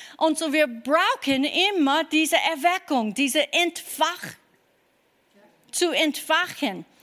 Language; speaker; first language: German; non-native, fluent; English